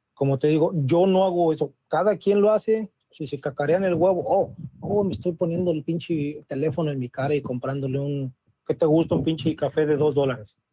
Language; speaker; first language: Spanish; native; Spanish